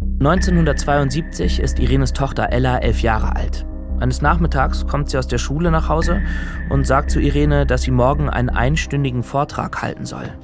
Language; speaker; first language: German; native; German